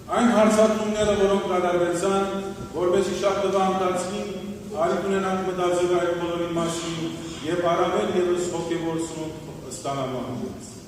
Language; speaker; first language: Armenian; early bilingual, heritage; Armenian